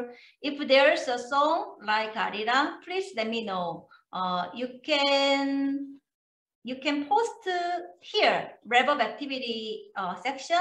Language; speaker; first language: English; non-native, learner; Korean